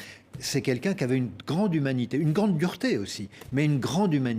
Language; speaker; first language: French; native; French